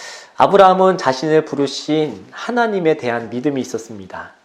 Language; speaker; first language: Korean; native; Korean